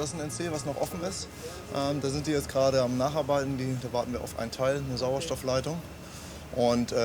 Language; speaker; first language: German; native; German